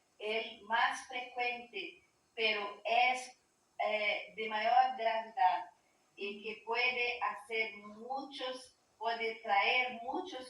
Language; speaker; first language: Spanish; non-native, learner; Portuguese